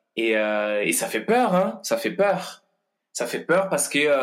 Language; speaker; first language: French; non-native, fluent; Portuguese